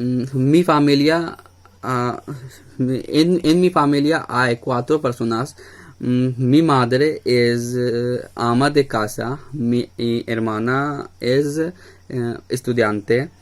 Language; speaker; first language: Spanish; non-native, learner; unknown